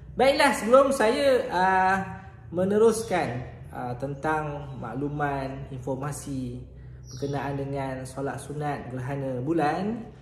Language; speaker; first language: Malay; native; Malay